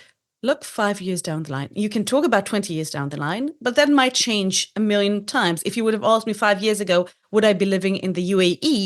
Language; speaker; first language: English; non-native, fluent; Hebrew